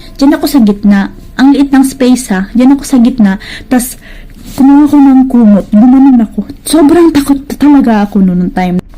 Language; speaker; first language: Filipino; native; Filipino